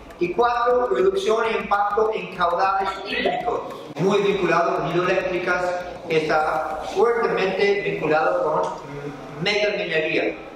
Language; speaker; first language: Spanish; non-native, fluent; English